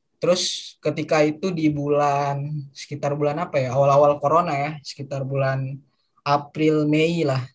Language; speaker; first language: Indonesian; native; Indonesian